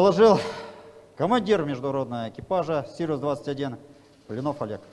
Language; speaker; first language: Russian; native; Russian